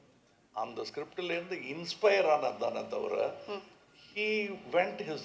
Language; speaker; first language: Tamil; native; Tamil